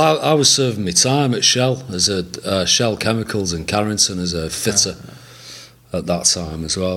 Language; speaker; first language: English; native; English